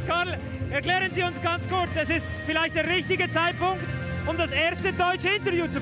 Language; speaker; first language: German; native; German